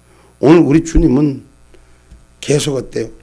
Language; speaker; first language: Korean; native; Korean